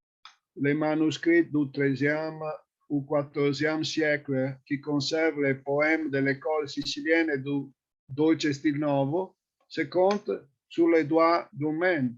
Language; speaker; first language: French; non-native, fluent; Italian